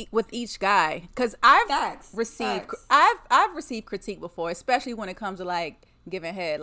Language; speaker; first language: English; native; English